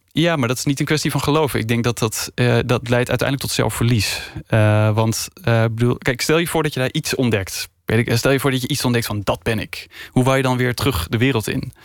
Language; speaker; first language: Dutch; native; Dutch